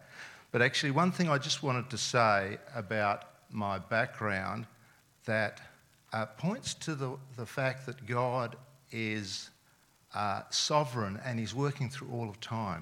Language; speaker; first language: English; non-native, local second language; Serbian